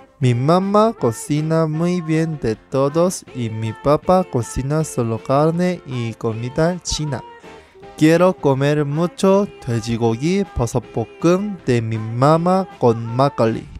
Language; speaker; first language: Spanish; non-native, learner; Korean